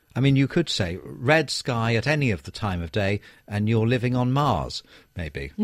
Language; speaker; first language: English; native; English